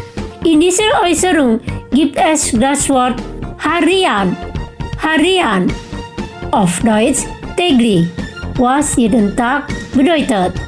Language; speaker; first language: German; non-native, fluent; Indonesian